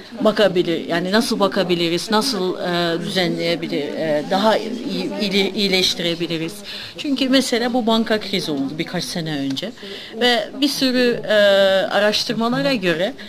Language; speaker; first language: Turkish; early bilingual, heritage; Turkish